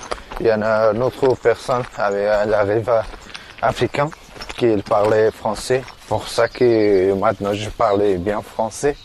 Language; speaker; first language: French; non-native, learner; Persian